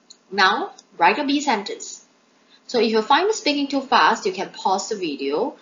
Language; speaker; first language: English; non-native, local second language; Chinese